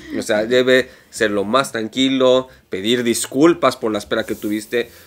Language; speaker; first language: Spanish; native; Spanish